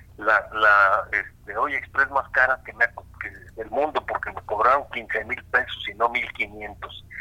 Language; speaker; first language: Spanish; native; Spanish